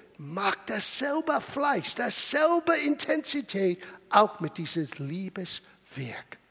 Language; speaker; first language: German; non-native, fluent; English